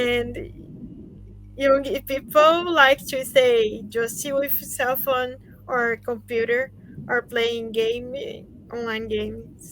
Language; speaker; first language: English; non-native, learner; Portuguese